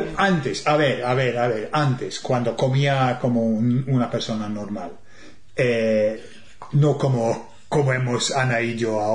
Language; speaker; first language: Spanish; non-native, fluent; English